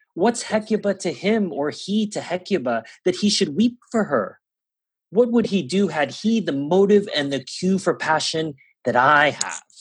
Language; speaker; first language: English; native; English